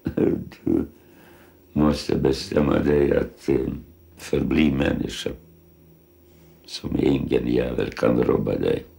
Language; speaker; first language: Swedish; non-native, fluent; Lithuanian